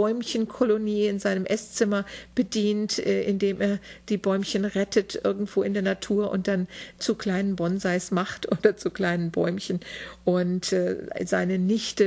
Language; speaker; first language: German; native; German